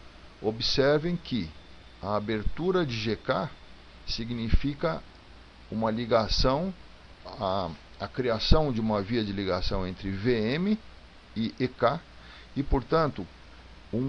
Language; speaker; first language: Portuguese; native; Portuguese